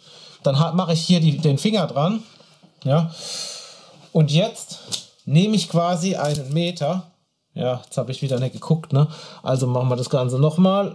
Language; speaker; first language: German; native; German